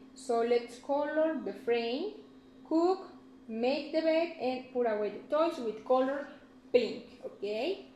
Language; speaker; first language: English; non-native, fluent; Spanish